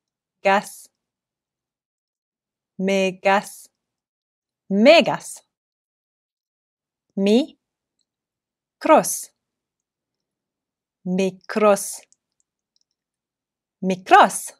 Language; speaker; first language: Greek; non-native, fluent; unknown